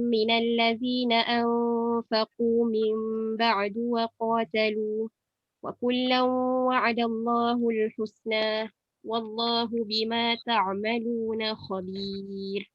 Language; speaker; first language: Arabic; non-native, fluent; Malay